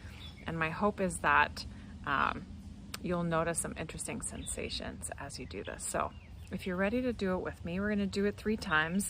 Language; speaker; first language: English; native; English